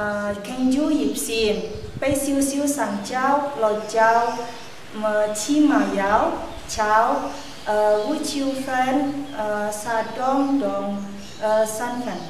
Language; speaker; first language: Cantonese; non-native, learner; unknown